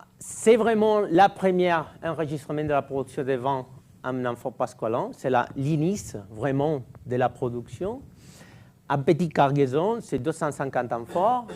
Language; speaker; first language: French; non-native, fluent; Catalan